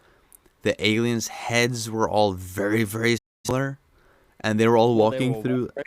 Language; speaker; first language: English; native; English